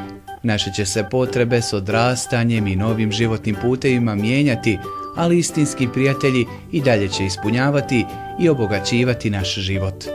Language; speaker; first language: Croatian; native; Croatian